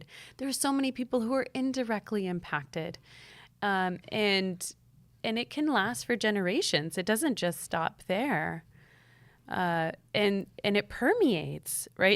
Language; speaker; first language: English; native; English